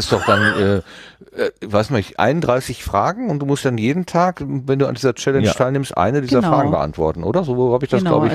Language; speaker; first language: German; native; German